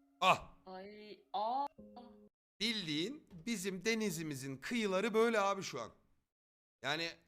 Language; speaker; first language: Turkish; native; Turkish